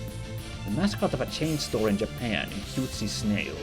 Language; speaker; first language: English; native; English